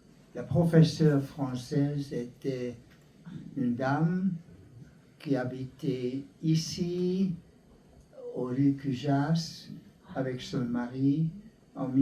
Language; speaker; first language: French; non-native, learner; Hungarian